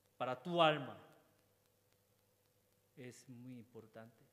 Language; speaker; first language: Spanish; non-native, learner; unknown